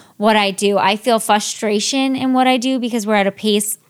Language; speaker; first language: English; native; English